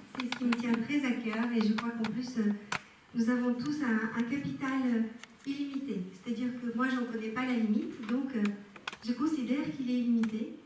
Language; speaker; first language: French; non-native, fluent; Bulgarian